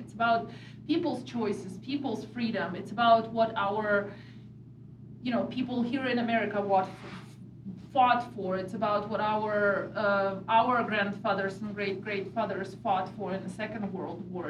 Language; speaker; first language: English; non-native, fluent; Russian